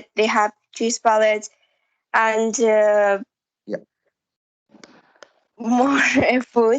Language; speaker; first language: English; non-native, learner; Central Kurdish